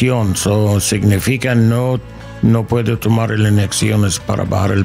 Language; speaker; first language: Spanish; non-native, learner; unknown